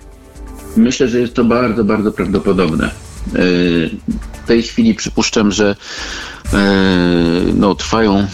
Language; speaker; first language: Polish; native; Polish